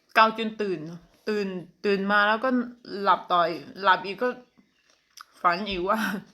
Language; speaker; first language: Thai; non-native, local second language; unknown